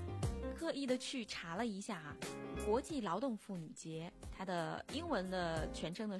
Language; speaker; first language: Chinese; native; Chinese